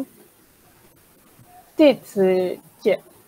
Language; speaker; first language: Chinese; non-native, learner; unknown